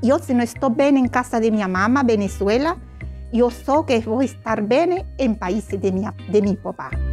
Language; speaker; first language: Italian; non-native, learner; Spanish